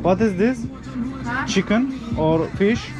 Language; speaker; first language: English; non-native, learner; Turkish